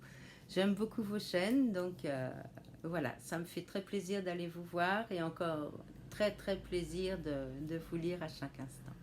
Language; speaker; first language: French; native; French